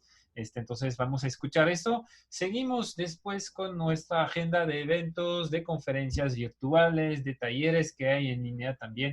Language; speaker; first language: Spanish; native; Spanish